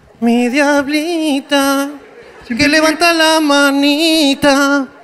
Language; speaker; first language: Spanish; native; Spanish